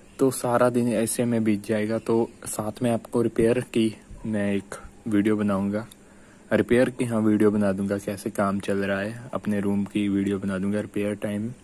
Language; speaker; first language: Hindi; non-native, local second language; Punjabi